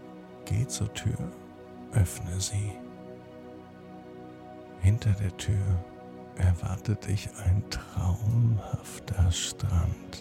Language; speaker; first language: German; native; German